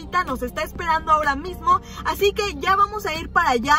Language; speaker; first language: Spanish; native; Spanish